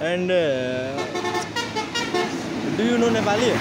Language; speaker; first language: English; non-native, learner; Nepali